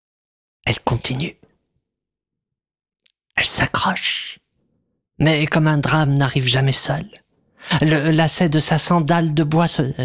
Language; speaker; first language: French; native; French